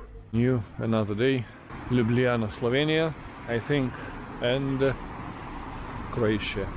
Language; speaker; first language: English; non-native, fluent; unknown